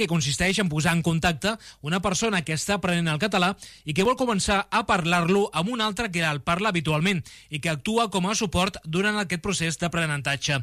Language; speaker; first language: Catalan; native; Catalan